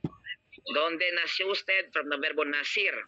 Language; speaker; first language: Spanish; non-native, learner; Filipino